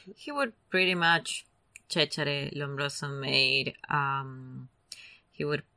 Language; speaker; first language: English; non-native, fluent; Spanish